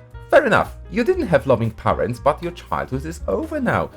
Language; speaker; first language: English; non-native, fluent; Polish